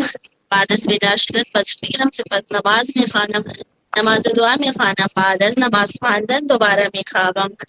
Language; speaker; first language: Persian; non-native, learner; Urdu